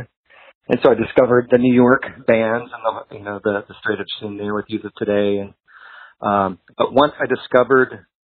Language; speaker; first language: English; native; English